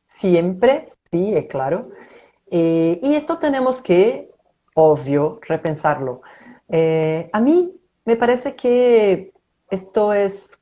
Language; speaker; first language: Spanish; non-native, fluent; Portuguese